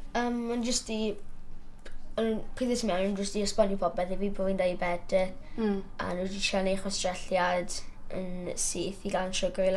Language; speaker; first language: Welsh; native; Welsh